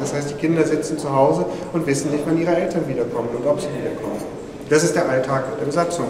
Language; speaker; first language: German; native; German